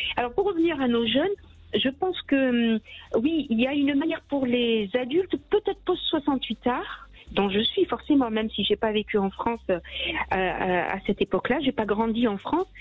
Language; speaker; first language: French; early bilingual, other home language; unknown